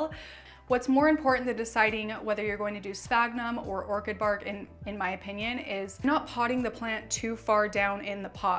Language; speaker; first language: English; native; English